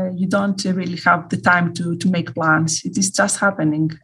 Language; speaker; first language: English; non-native, fluent; Greek